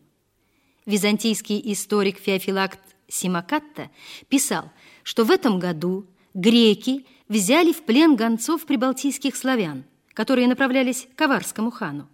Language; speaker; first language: Russian; native; Russian